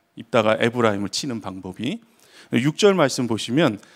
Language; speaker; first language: Korean; native; Korean